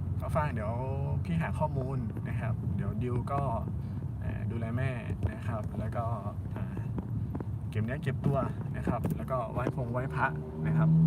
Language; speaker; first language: Thai; native; Thai